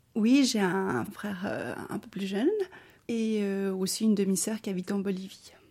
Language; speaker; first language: French; early bilingual, other home language; Spanish